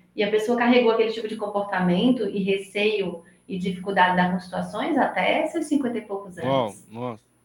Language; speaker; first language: Portuguese; native; Portuguese